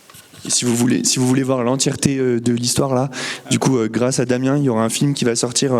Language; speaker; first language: French; native; French